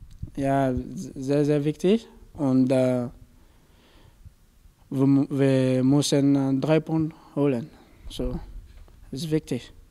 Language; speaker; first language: German; non-native, learner; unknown